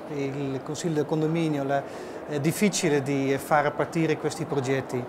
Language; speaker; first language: Italian; non-native, fluent; Dutch